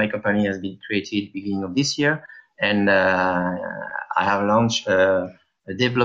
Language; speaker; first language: English; non-native, fluent; French